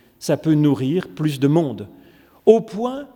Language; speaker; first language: French; native; French